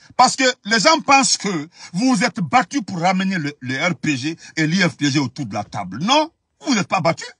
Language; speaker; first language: French; non-native, local second language; Fula